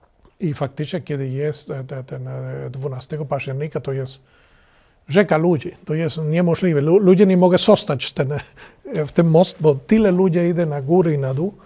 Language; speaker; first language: Polish; non-native, learner; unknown